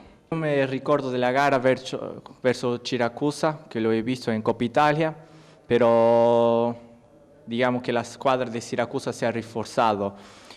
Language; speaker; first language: Italian; non-native, learner; Spanish